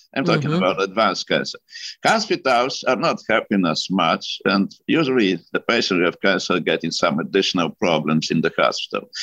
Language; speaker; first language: English; non-native, fluent; Polish